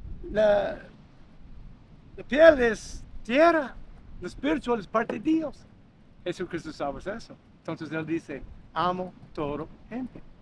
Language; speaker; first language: Spanish; non-native, learner; English